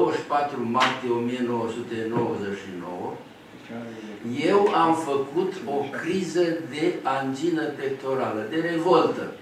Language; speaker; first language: Romanian; native; Romanian